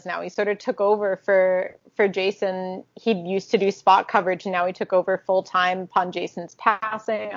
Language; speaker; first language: English; native; English